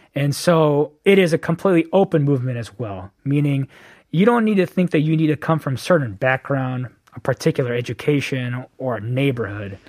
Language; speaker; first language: English; native; English